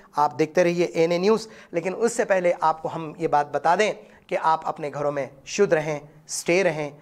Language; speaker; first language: Hindi; non-native, local second language; Urdu